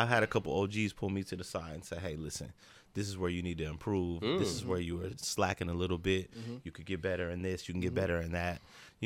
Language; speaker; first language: English; native; English